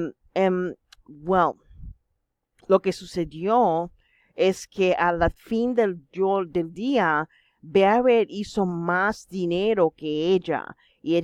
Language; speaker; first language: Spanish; non-native, fluent; English